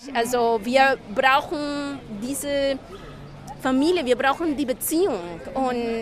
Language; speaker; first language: German; non-native, fluent; Spanish